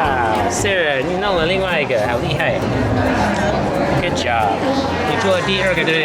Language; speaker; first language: Chinese; non-native, fluent; English